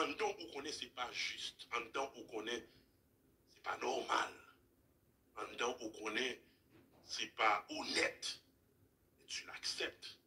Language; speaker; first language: French; non-native, local second language; Haitian Creole